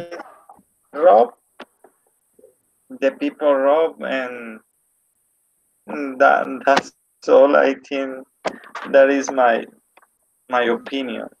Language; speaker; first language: English; non-native, learner; Spanish